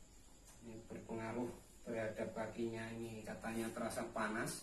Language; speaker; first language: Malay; non-native, local second language; Javanese